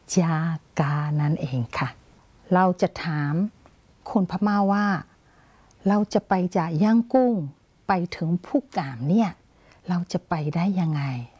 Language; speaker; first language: Thai; non-native, fluent; Burmese